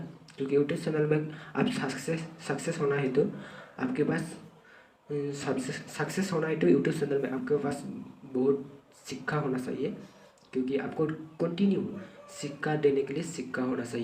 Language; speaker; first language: Hindi; non-native, local second language; Bodo